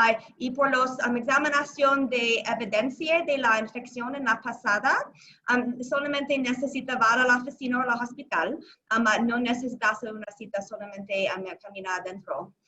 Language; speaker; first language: Spanish; non-native, learner; English